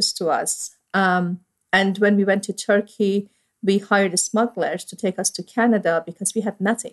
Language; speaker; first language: English; non-native, fluent; Persian